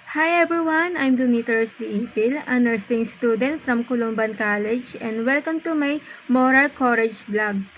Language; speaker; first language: English; non-native, local second language; Filipino